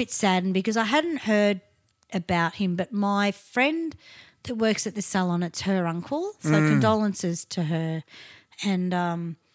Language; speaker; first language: English; native; English